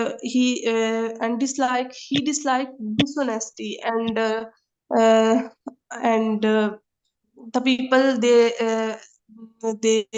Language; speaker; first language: English; non-native, learner; Urdu